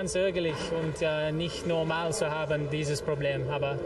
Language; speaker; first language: German; non-native, learner; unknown